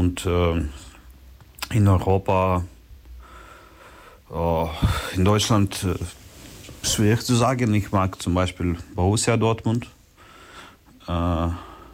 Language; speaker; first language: German; non-native, learner; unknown